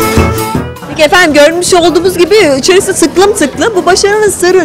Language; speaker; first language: Turkish; native; Turkish